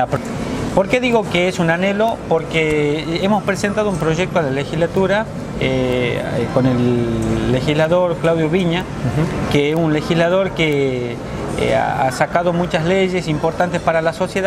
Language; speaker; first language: Spanish; native; Spanish